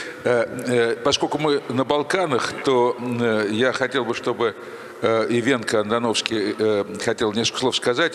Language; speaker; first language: Russian; native; Russian